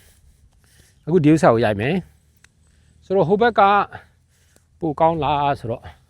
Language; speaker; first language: Burmese; native; Burmese